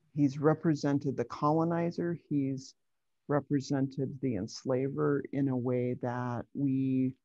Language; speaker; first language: English; native; English